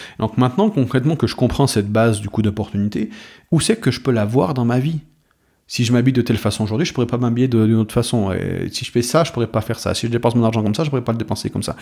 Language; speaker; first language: French; native; French